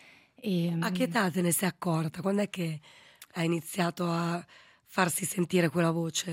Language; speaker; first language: Italian; native; Italian